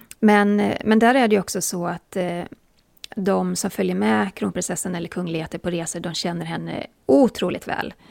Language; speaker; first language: Swedish; native; Swedish